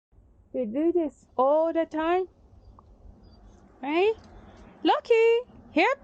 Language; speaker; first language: English; non-native, fluent; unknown